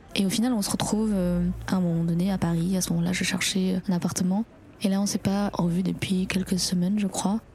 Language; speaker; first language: French; early bilingual, other home language; Chinese